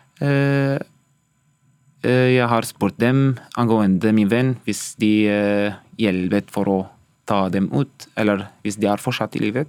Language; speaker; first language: Norwegian; non-native, learner; Arabic